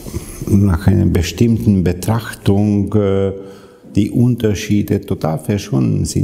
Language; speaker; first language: German; non-native, fluent; Hungarian